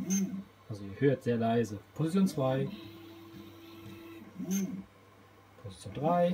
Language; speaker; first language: German; native; German